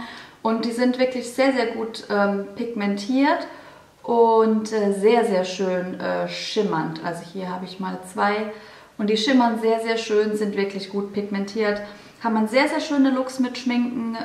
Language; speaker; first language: German; native; German